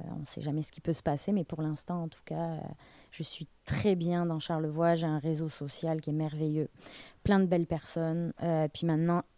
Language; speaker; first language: French; native; French